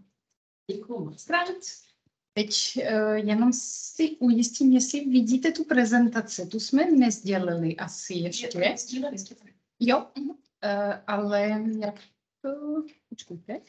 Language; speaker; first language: Czech; non-native, fluent; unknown